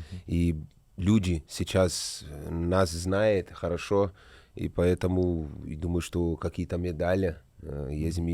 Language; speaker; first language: Russian; non-native, learner; Portuguese